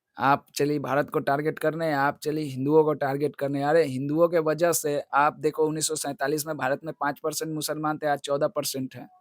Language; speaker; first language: Hindi; non-native, local second language; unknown